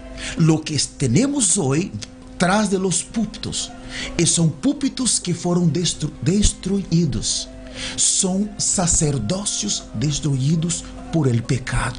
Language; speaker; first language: Spanish; non-native, learner; Portuguese